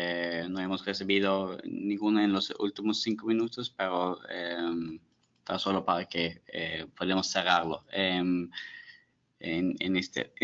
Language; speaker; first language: Spanish; non-native, fluent; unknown